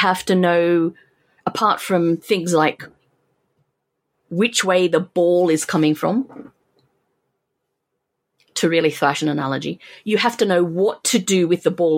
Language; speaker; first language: English; native; English